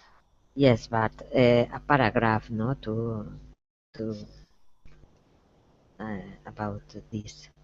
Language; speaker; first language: English; non-native, learner; Spanish